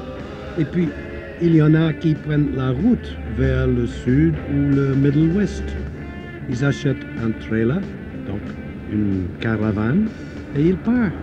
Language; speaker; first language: French; non-native, fluent; English